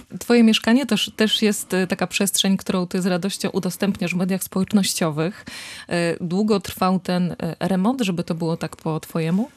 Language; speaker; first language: Polish; native; Polish